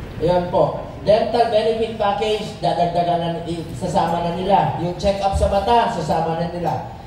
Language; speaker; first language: Filipino; non-native, local second language; Cebuano